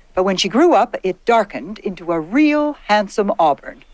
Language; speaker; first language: English; native; English